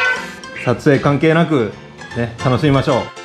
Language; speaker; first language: Japanese; native; Japanese